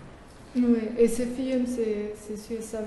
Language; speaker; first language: French; non-native, fluent; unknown